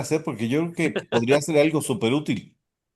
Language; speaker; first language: Spanish; native; Spanish